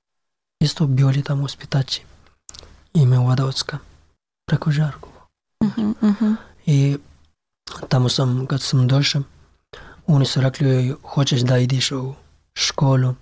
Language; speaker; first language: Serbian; non-native, learner; Pashto